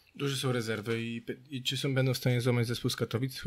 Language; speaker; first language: Polish; native; Polish